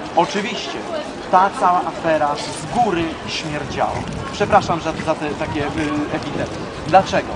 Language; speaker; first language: Polish; native; Polish